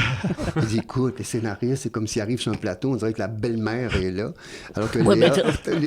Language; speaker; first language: French; native; French